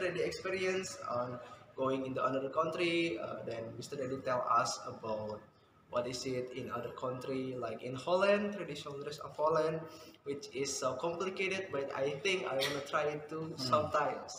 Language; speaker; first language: English; non-native, fluent; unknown